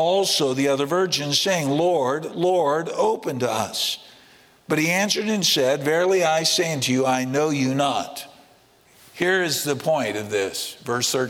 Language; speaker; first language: English; native; English